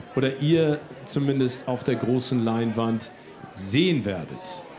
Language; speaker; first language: German; native; German